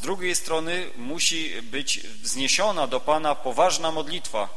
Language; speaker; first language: Polish; native; Polish